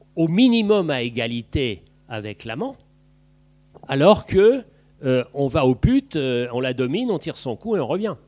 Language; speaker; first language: French; native; French